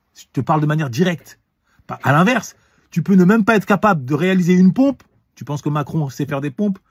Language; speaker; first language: French; native; French